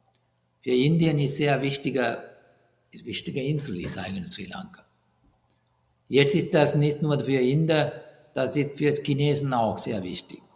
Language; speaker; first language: German; non-native, learner; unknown